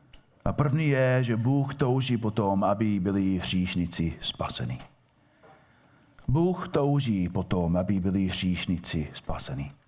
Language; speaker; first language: Czech; non-native, fluent; English